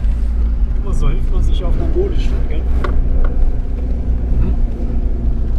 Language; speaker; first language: German; native; German